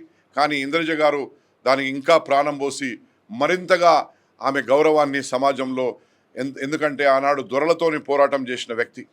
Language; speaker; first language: Telugu; native; Telugu